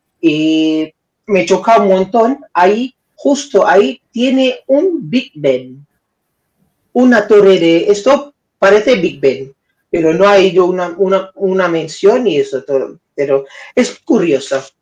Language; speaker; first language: Spanish; non-native, fluent; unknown